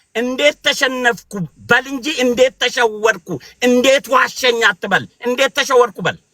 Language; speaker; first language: Amharic; non-native, local second language; Oromo